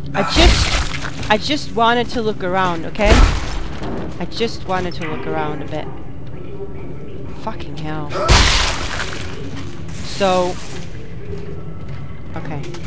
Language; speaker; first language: English; non-native, fluent; Swedish